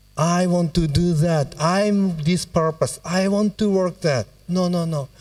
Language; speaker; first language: English; non-native, fluent; Japanese